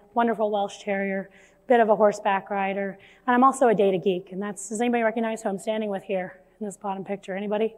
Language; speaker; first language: English; native; English